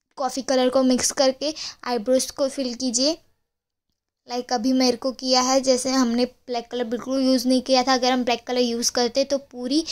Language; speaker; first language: Hindi; non-native, local second language; Gujarati